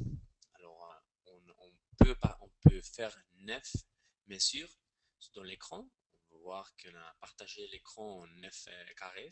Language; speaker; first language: French; non-native, fluent; Spanish